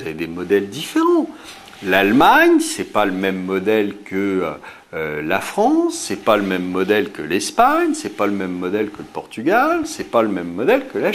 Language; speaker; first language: French; native; French